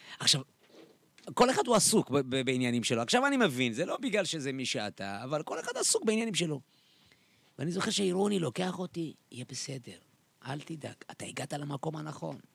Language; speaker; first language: Hebrew; early bilingual, other home language; Amharic